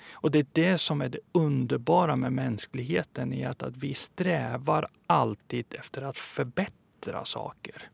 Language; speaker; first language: Swedish; early bilingual, other home language; Persian